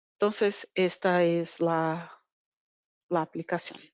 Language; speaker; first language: Spanish; non-native, fluent; Portuguese